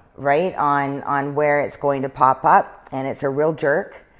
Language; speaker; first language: English; native; English